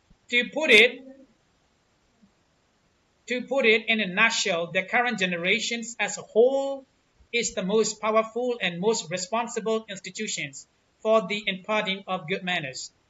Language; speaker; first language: English; non-native, fluent; Burmese